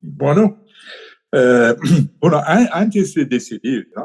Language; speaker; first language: Spanish; non-native, fluent; Persian